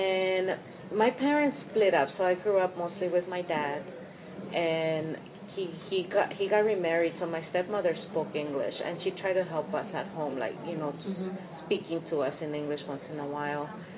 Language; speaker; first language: English; early bilingual, other home language; Spanish